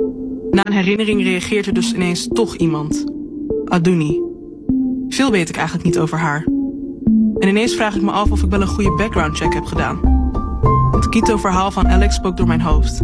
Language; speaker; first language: Dutch; native; Dutch